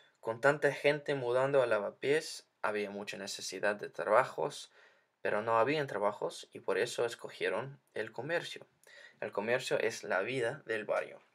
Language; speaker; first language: Spanish; non-native, learner; English